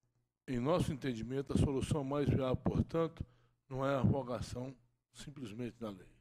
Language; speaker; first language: Portuguese; native; Portuguese